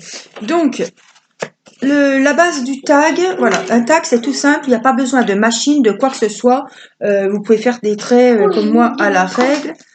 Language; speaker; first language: French; native; French